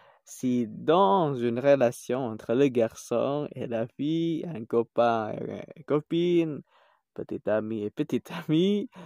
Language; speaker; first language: French; non-native, fluent; Indonesian